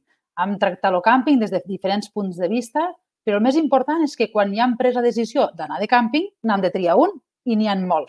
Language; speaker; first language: Catalan; native; Catalan